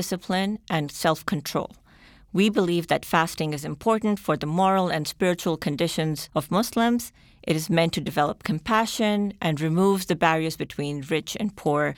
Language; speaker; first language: English; non-native, local second language; Urdu